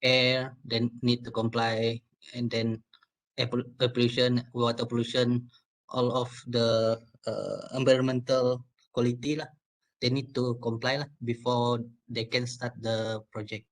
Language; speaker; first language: English; non-native, local second language; Malay